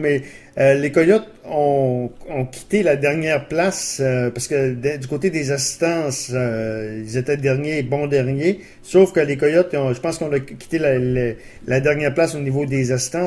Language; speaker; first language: French; native; French